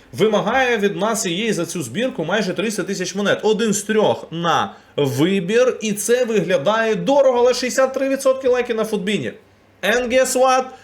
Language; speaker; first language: Ukrainian; non-native, local second language; Russian